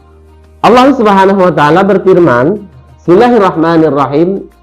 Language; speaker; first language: Indonesian; native; Indonesian